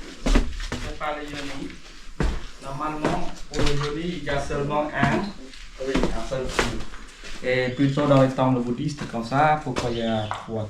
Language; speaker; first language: French; non-native, fluent; Khmer